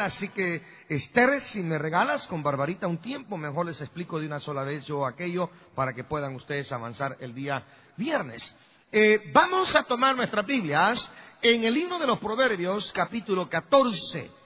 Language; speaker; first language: Spanish; native; Spanish